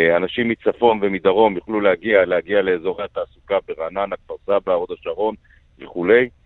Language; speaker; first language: Hebrew; native; Hebrew